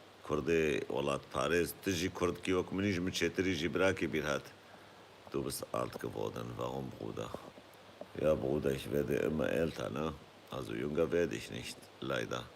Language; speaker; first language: German; non-native, fluent; Kurdish